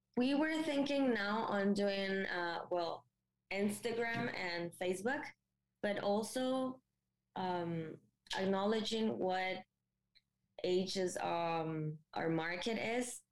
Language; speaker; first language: English; non-native, fluent; Spanish